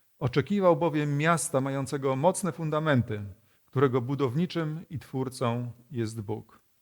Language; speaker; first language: Polish; native; Polish